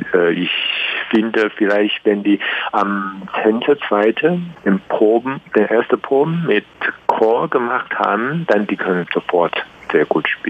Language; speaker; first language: German; non-native, learner; Chinese